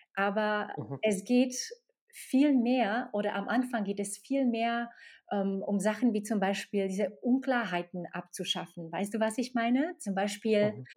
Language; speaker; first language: German; non-native, fluent; Slovak